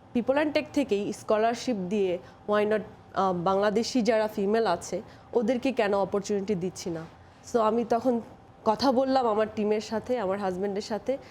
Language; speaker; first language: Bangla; native; Bangla